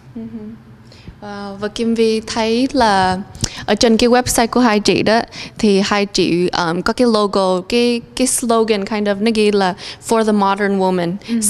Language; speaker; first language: Vietnamese; early bilingual, heritage; Vietnamese